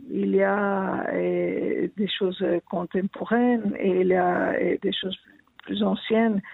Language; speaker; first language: French; non-native, fluent; Portuguese